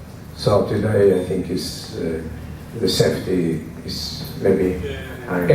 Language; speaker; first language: English; non-native, learner; Italian